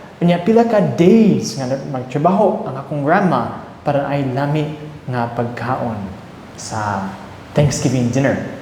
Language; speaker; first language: Cebuano; early bilingual, heritage; Cebuano